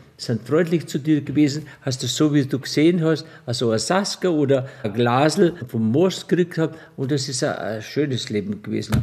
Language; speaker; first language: German; non-native, fluent; Slovenian